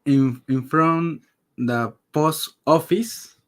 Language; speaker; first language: English; non-native, learner; Spanish